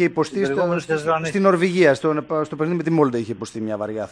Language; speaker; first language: Greek; native; Greek